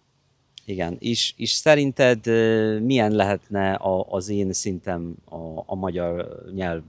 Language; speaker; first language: Hungarian; non-native, fluent; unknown